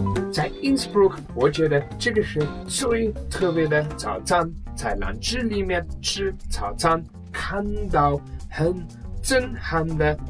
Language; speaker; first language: Chinese; non-native, learner; German